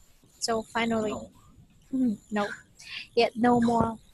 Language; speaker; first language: English; non-native, fluent; Vietnamese